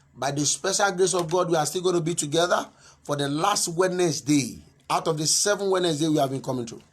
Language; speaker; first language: English; non-native, local second language; Yoruba